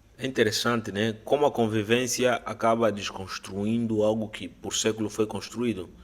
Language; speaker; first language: Portuguese; native; Portuguese